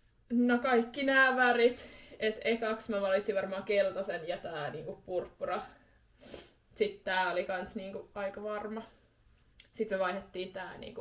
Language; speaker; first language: Finnish; native; Finnish